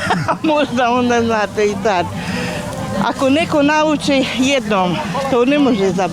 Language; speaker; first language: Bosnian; non-native, local second language; Hungarian